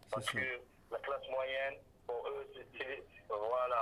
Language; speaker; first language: French; non-native, local second language; Arabic